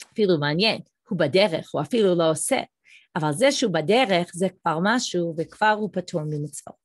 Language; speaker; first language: Hebrew; non-native, fluent; English